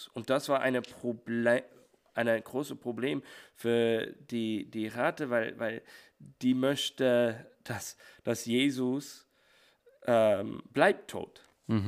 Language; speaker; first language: German; non-native, learner; English